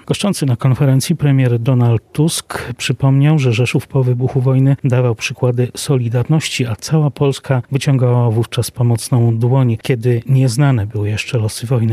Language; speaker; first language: Polish; native; Polish